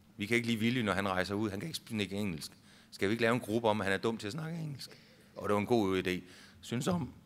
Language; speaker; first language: Danish; native; Danish